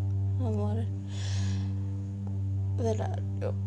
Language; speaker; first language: Spanish; non-native, learner; English